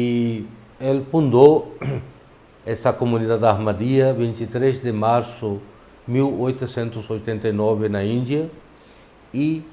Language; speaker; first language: Portuguese; non-native, fluent; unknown